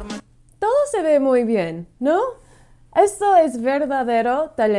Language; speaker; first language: Spanish; non-native, fluent; English